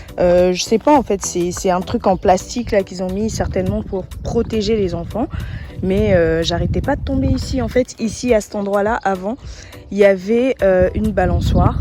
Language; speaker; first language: French; early bilingual, other home language; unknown